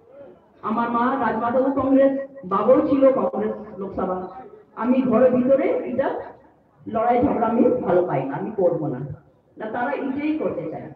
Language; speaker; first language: Bangla; non-native, local second language; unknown